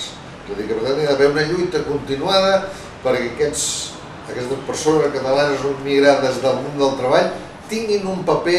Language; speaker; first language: Catalan; native; Catalan